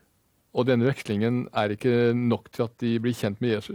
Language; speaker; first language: Norwegian; native; Norwegian